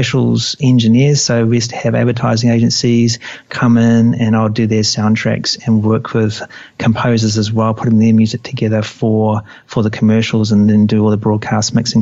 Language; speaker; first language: English; native; English